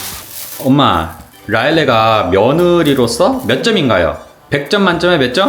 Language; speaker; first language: Korean; native; Korean